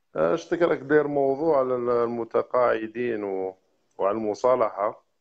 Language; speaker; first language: Arabic; native; Arabic